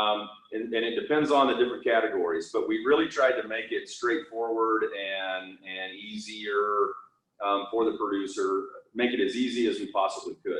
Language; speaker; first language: English; native; English